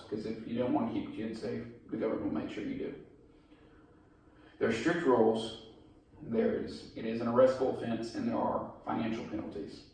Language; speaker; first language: English; native; English